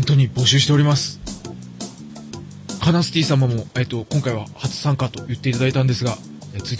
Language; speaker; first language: Japanese; native; Japanese